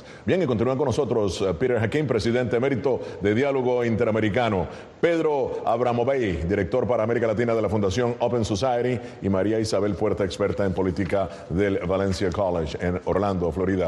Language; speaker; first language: Spanish; native; Spanish